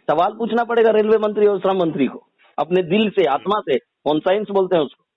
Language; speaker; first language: Hindi; native; Hindi